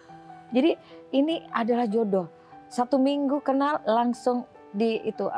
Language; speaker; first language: Indonesian; early bilingual, other home language; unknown